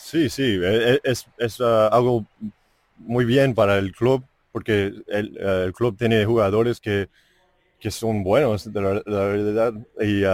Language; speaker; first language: Spanish; non-native, fluent; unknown